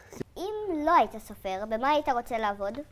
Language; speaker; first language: Hebrew; native; Hebrew